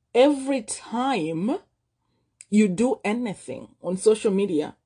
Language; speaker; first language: English; non-native, local second language; Nyanja